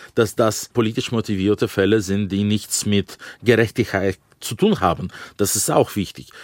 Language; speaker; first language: German; non-native, fluent; Russian